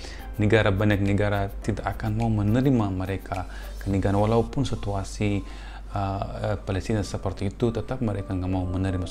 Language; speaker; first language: Indonesian; non-native, fluent; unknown